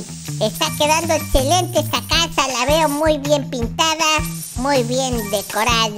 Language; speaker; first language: Spanish; native; Spanish